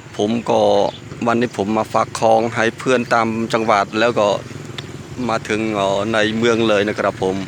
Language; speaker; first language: Thai; non-native, fluent; Khmer